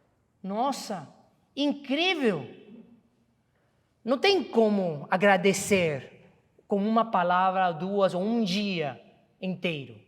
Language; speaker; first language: Portuguese; non-native, fluent; Chinese